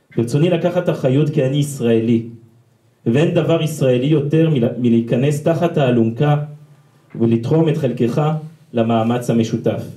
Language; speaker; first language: Hebrew; non-native, fluent; French